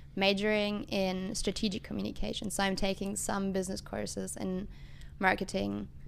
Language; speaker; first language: English; non-native, fluent; German